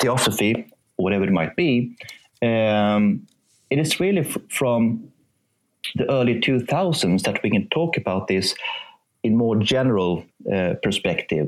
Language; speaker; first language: English; non-native, fluent; Swedish